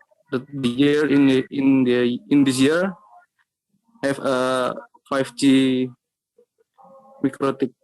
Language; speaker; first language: English; non-native, learner; Indonesian